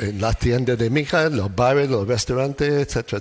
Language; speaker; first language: Spanish; non-native, learner; English